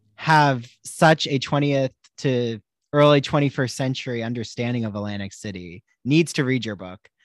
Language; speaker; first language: English; native; English